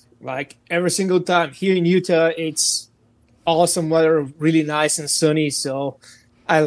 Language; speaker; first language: English; non-native, fluent; Bulgarian